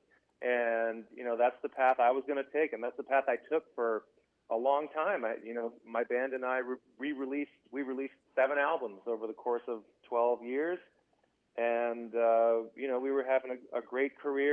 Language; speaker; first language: English; native; English